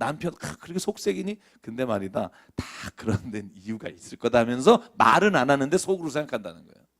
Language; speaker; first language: Korean; native; Korean